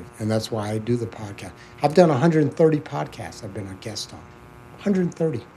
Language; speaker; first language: English; native; English